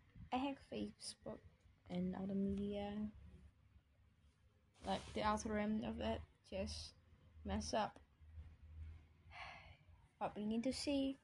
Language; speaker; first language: English; non-native, fluent; Vietnamese